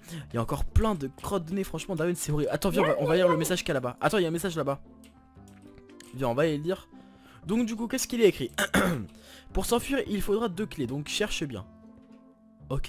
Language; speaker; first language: French; native; French